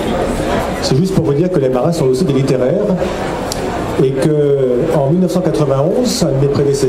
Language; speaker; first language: French; native; French